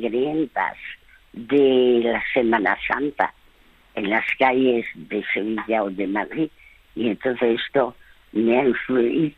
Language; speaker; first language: Spanish; early bilingual, other home language; French